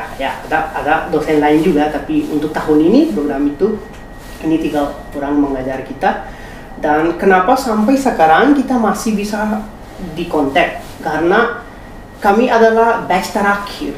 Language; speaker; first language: Indonesian; non-native, fluent; Hindi